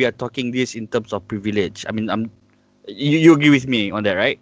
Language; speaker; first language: English; non-native, local second language; Malay